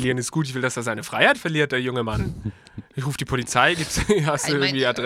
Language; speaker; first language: German; native; German